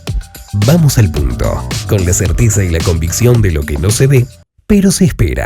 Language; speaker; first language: Spanish; native; Spanish